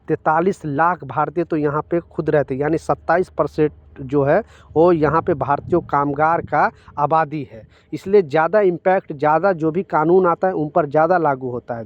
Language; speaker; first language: Hindi; native; Hindi